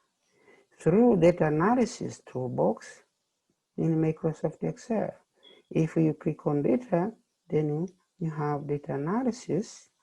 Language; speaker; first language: English; non-native, fluent; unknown